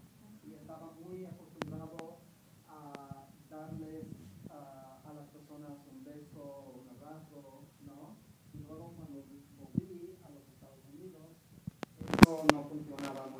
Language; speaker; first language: Spanish; non-native, fluent; English